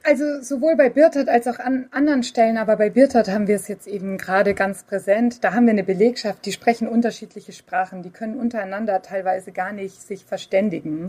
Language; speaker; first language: German; native; German